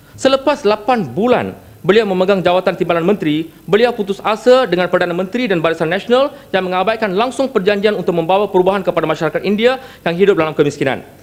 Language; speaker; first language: Malay; non-native, local second language; Tamil